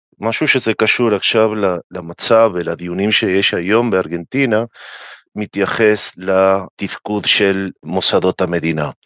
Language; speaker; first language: Hebrew; non-native, fluent; Spanish